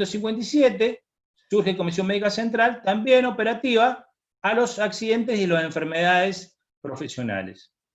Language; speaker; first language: Spanish; native; Spanish